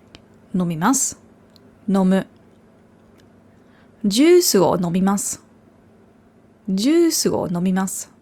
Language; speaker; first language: Japanese; non-native, fluent; German